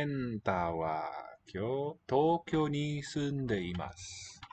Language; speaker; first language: Japanese; non-native, learner; English